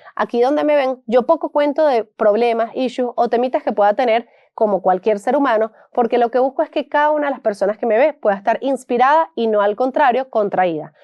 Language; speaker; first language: Spanish; native; Spanish